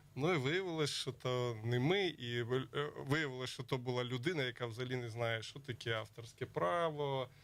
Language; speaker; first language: Ukrainian; native; Ukrainian